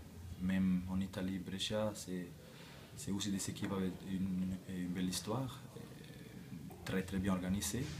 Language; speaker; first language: French; non-native, local second language; German